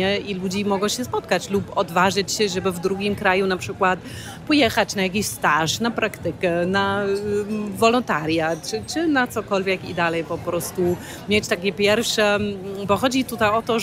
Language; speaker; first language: Polish; non-native, fluent; German